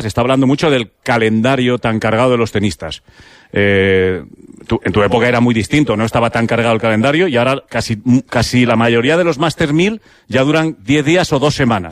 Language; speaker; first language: Spanish; native; Spanish